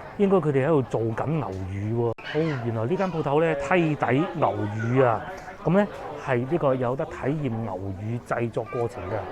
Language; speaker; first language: Cantonese; native; Cantonese